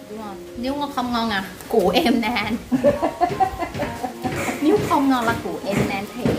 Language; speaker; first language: Vietnamese; non-native, learner; Thai